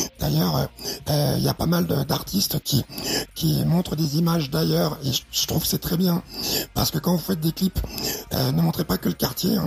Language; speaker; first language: French; early bilingual, other home language; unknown